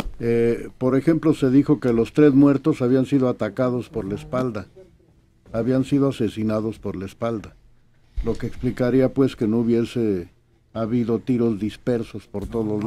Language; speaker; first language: Spanish; native; Spanish